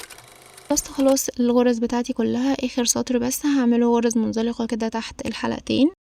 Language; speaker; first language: Arabic; native; Arabic